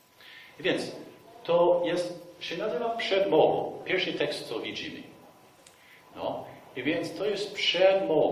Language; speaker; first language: Polish; non-native, fluent; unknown